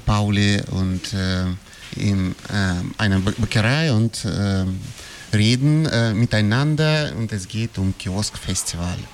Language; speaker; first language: German; non-native, fluent; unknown